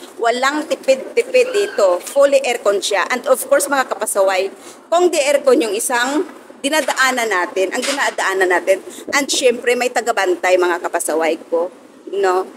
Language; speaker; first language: Filipino; non-native, local second language; Hiligaynon